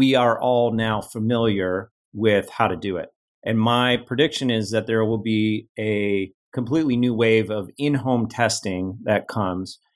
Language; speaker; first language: English; native; English